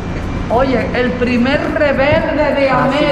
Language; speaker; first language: Spanish; native; Spanish